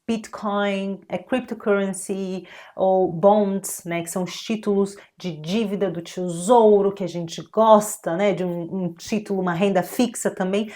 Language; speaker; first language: Portuguese; native; Portuguese